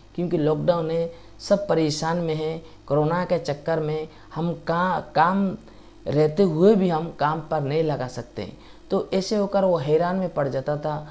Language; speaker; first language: Hindi; non-native, local second language; Odia